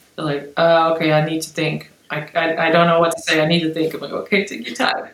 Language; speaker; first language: English; non-native, fluent; Dutch